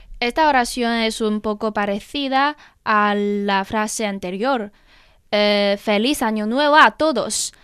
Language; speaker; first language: Spanish; non-native, fluent; Chinese